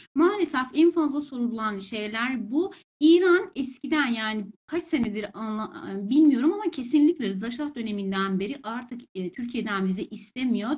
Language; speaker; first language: Turkish; non-native, fluent; Persian